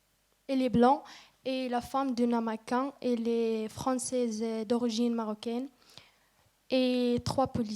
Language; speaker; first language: French; non-native, learner; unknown